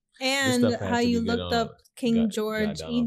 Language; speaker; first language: English; native; English